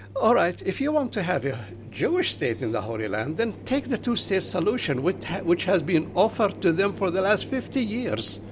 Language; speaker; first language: English; non-native, fluent; Arabic